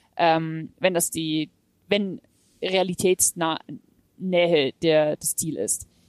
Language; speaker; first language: German; native; German